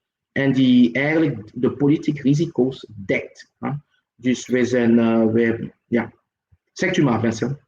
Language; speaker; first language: Dutch; non-native, local second language; French